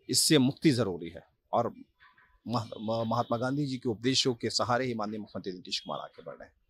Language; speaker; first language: Hindi; native; Hindi